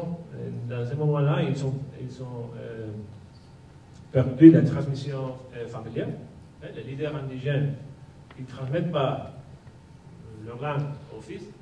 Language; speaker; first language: French; non-native, fluent; Basque